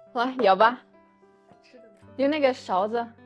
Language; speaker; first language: Chinese; non-native, learner; Indonesian